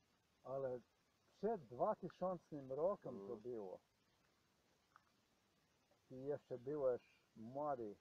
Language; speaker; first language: Polish; non-native, learner; Croatian